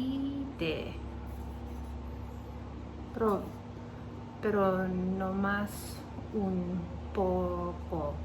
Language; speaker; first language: Spanish; early bilingual, heritage; Spanish